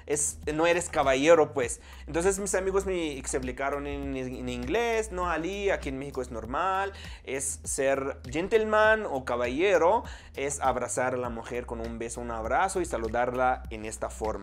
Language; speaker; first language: Spanish; non-native, fluent; Arabic